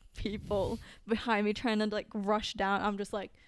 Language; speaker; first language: English; early bilingual, other home language; Filipino